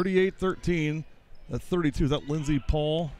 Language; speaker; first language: English; native; English